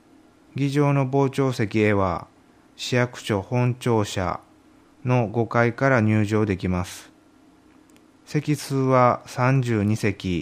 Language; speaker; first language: Japanese; native; Japanese